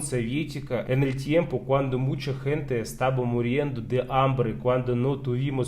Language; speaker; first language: Spanish; non-native, fluent; Russian